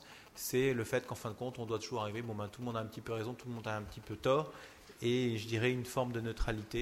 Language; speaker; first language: French; native; French